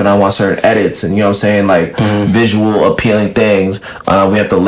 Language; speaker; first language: English; early bilingual, other home language; French